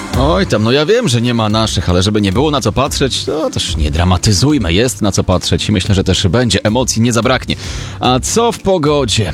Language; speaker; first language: Polish; native; Polish